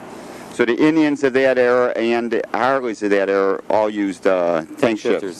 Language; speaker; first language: English; native; English